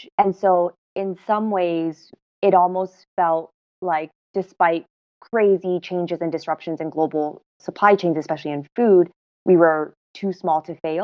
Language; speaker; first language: English; non-native, local second language; Cantonese